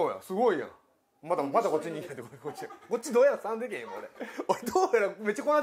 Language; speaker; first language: Japanese; native; Japanese